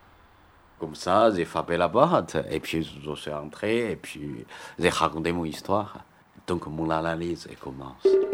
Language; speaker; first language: French; non-native, learner; Chinese